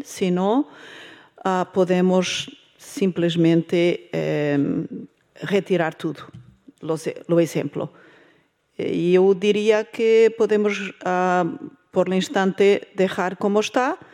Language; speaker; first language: Spanish; non-native, fluent; Portuguese